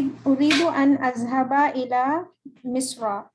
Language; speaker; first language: Arabic; non-native, learner; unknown